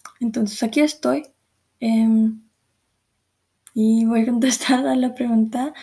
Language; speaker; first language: Spanish; early bilingual, heritage; Spanish